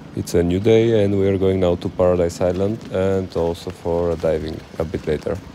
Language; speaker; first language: English; non-native, fluent; Bulgarian